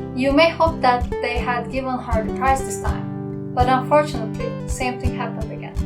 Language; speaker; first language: English; non-native, fluent; Turkish